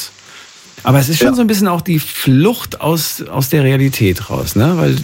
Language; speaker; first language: German; native; German